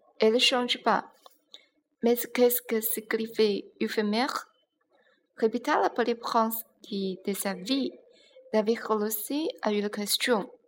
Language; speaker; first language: French; non-native, learner; Chinese